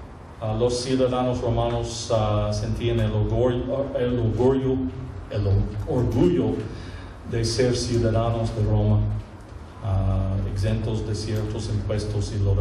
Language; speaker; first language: Spanish; non-native, fluent; English